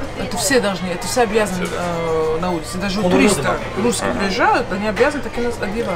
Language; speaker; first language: Russian; non-native, fluent; Persian